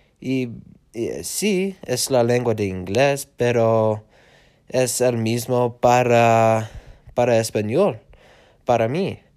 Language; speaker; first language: Spanish; non-native, learner; English